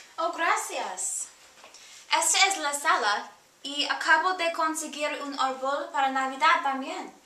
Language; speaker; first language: Spanish; non-native, learner; English